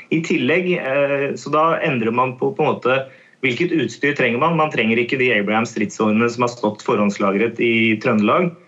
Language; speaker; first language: Norwegian; native; Norwegian